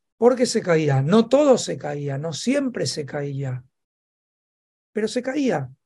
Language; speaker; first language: Spanish; native; Spanish